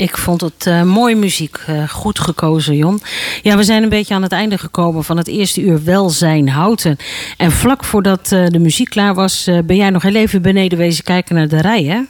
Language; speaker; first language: Dutch; native; Dutch